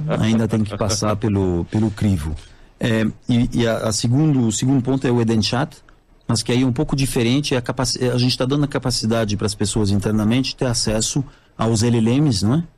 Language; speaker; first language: Portuguese; non-native, fluent; French